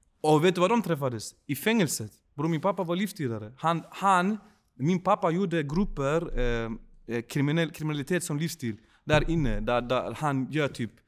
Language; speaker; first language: Swedish; early bilingual, other home language; Spanish